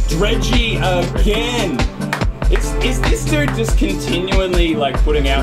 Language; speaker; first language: English; native; English